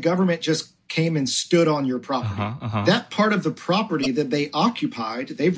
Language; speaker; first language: English; native; English